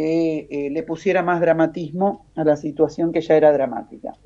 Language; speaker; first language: Spanish; native; Spanish